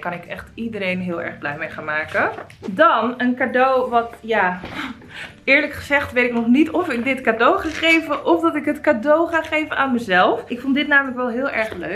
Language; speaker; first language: Dutch; native; Dutch